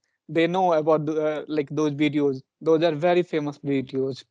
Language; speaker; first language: English; non-native, local second language; Punjabi